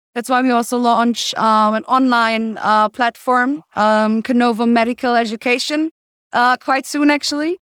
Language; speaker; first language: English; non-native, fluent; German